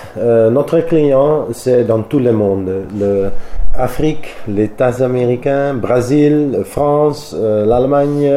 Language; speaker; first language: French; non-native, learner; Dutch